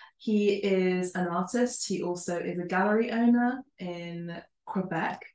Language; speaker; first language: English; early bilingual, other home language; Spanish